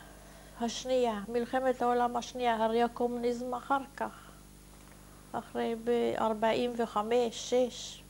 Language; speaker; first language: Hebrew; non-native, fluent; Hungarian